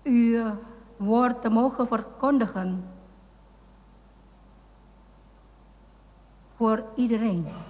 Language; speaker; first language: Dutch; non-native, fluent; Indonesian